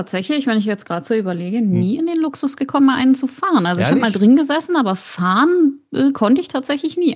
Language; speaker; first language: German; native; German